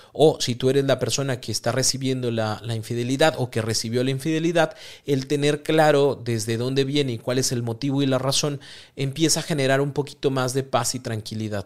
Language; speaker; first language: Spanish; native; Spanish